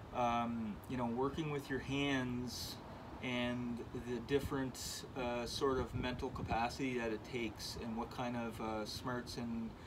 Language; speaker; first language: English; native; English